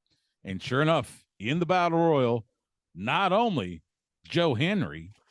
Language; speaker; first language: English; native; English